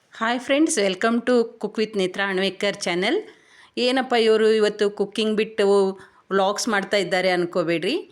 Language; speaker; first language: Kannada; native; Kannada